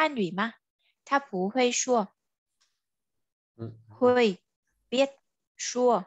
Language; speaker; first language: Chinese; non-native, learner; Vietnamese